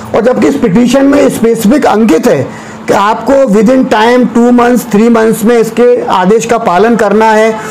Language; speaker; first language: Hindi; native; Hindi